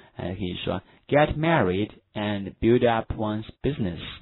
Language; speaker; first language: English; non-native, fluent; Chinese